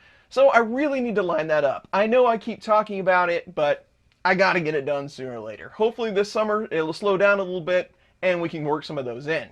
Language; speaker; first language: English; native; English